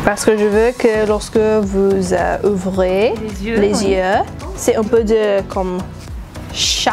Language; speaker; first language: French; non-native, learner; English